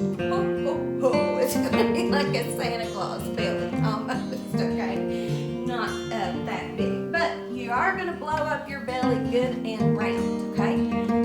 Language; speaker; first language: English; native; English